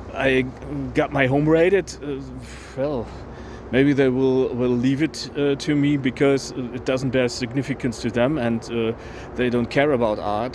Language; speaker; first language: English; non-native, fluent; German